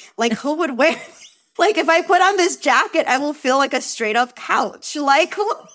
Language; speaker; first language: English; early bilingual, other home language; Spanish